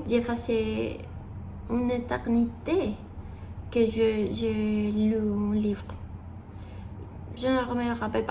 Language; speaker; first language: French; non-native, learner; Spanish